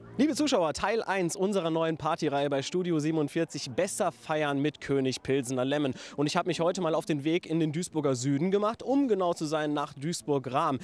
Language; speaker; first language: German; native; German